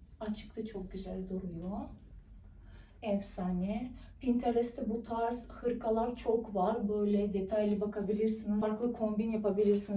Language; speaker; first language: Turkish; non-native, fluent; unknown